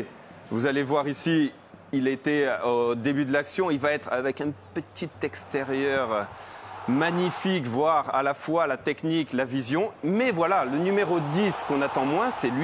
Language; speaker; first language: French; native; French